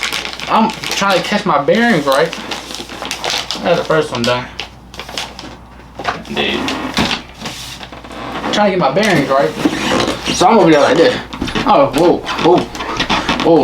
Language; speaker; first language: English; native; English